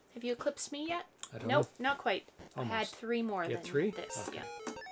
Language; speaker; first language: English; native; English